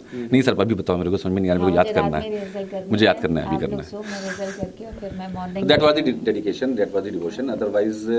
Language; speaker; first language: Hindi; native; Hindi